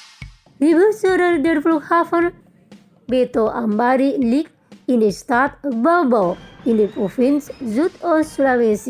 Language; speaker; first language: German; non-native, fluent; Indonesian